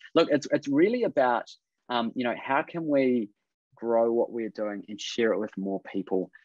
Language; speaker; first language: English; native; English